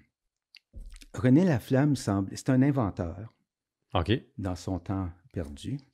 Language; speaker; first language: French; native; French